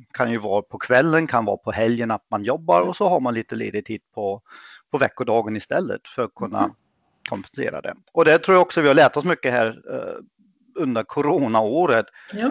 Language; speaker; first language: Swedish; non-native, fluent; German